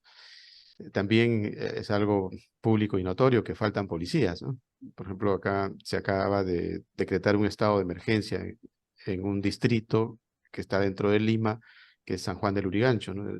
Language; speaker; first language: Spanish; native; Spanish